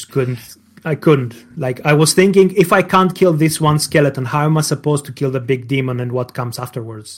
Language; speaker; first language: English; non-native, fluent; Greek